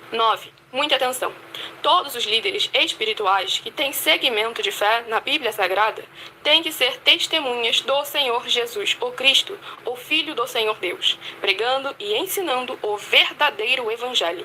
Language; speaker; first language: Portuguese; native; Portuguese